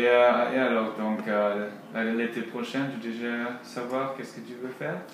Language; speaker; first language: French; non-native, learner; English